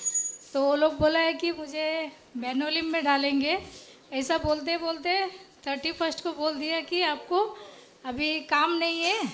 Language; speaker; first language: Hindi; non-native, local second language; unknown